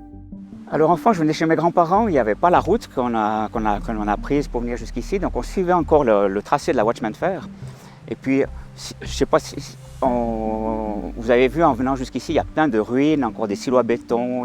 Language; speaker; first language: French; native; French